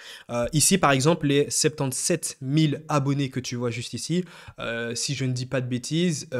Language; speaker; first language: French; native; French